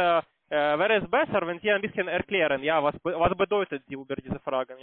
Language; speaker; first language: German; non-native, learner; Russian